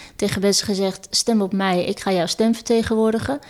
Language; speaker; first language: Dutch; early bilingual, other home language; Turkish